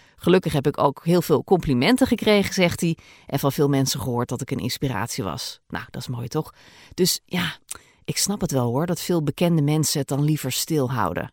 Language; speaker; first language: Dutch; native; Dutch